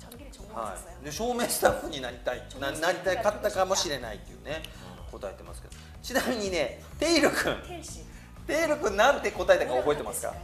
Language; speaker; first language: Japanese; native; Japanese